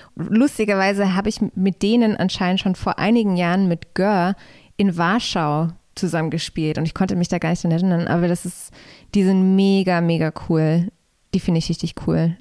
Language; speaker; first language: German; early bilingual, other home language; Polish